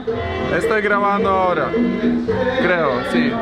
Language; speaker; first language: Spanish; non-native, learner; Polish